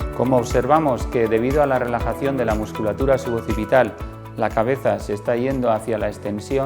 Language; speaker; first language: Spanish; native; Spanish